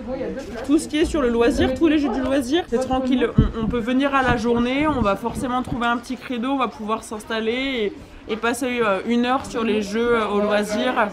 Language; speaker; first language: French; native; French